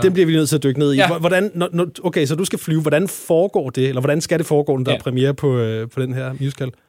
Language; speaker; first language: Danish; native; Danish